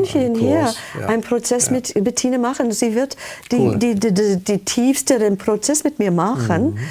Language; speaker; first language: German; non-native, fluent; English